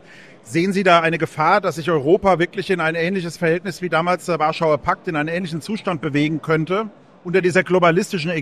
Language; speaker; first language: German; native; German